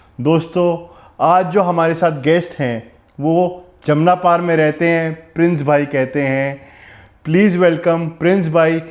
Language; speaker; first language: Hindi; native; Hindi